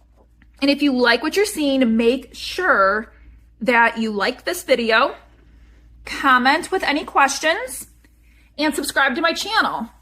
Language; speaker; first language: English; native; English